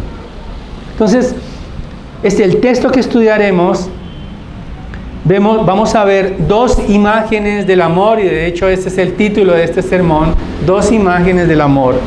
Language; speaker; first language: Spanish; native; Spanish